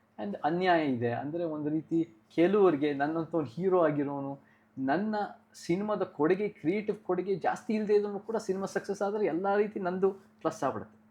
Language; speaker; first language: Kannada; early bilingual, heritage; Kannada